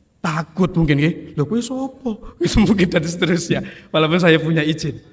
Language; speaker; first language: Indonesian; non-native, local second language; Javanese